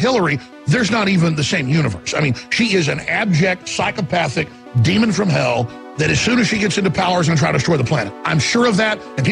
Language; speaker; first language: English; native; English